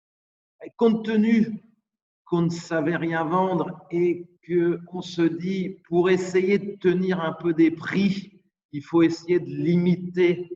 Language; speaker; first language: French; native; French